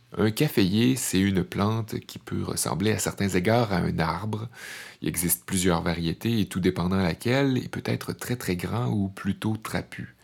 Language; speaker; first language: French; native; French